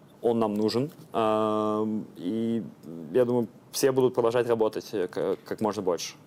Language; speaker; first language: Russian; early bilingual, heritage; Russian